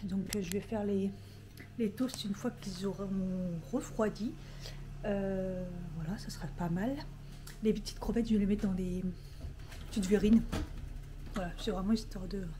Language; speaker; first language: French; native; French